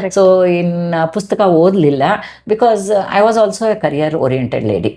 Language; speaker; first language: Kannada; native; Kannada